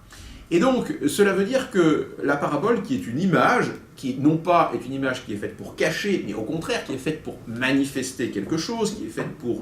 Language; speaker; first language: French; native; French